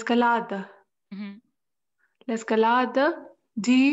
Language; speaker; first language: French; non-native, learner; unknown